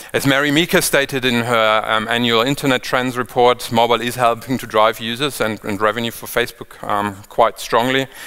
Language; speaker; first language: English; non-native, fluent; German